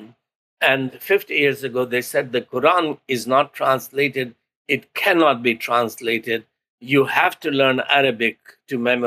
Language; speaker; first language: English; non-native, local second language; Hindi